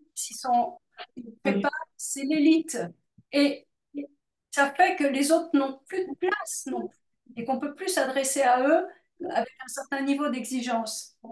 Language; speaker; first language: French; native; French